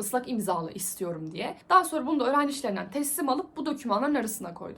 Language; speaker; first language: Turkish; native; Turkish